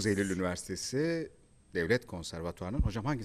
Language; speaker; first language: Turkish; native; Turkish